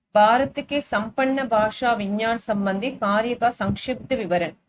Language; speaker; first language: Hindi; non-native, local second language; Tamil